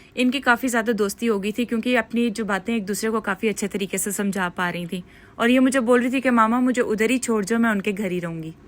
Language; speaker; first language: Urdu; native; Urdu